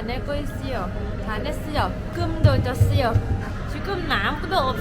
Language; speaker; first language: Korean; non-native, learner; Thai